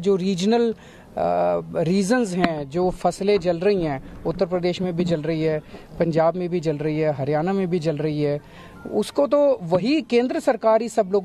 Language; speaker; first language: Hindi; native; Hindi